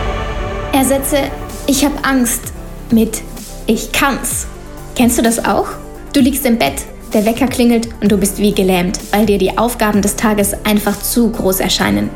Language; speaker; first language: German; native; German